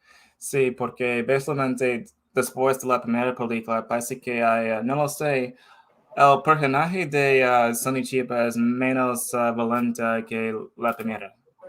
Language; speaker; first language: Spanish; non-native, fluent; English